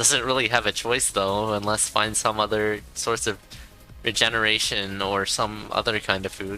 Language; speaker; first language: English; native; English